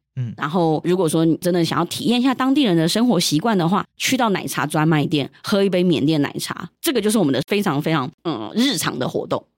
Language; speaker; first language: Chinese; early bilingual, heritage; Chinese